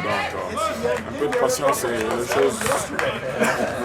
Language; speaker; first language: French; non-native, local second language; Swahili